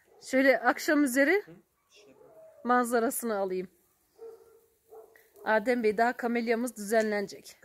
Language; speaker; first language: Turkish; native; Turkish